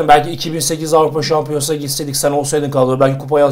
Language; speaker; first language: Turkish; native; Turkish